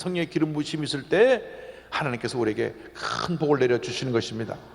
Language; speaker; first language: Korean; native; Korean